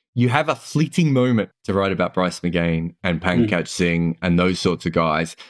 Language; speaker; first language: English; native; English